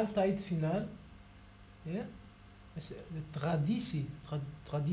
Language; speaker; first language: Dutch; non-native, learner; Arabic